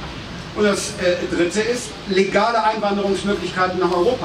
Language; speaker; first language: German; native; German